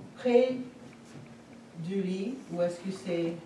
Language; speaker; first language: French; non-native, fluent; English